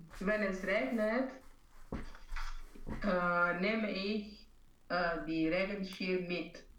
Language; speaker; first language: German; non-native, learner; Romanian